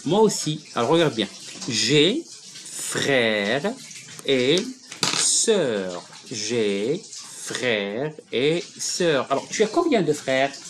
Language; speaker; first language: French; non-native, local second language; Arabic